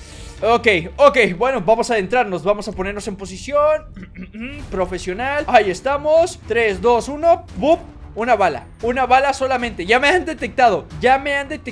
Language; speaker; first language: Spanish; native; Spanish